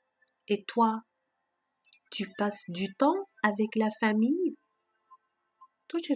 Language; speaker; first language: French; non-native, fluent; Persian